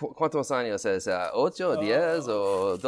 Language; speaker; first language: Spanish; non-native, learner; English